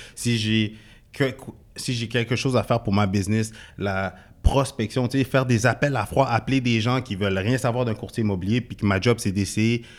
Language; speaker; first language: French; native; French